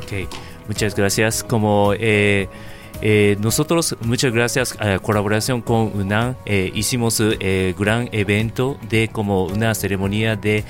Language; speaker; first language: Spanish; non-native, learner; Japanese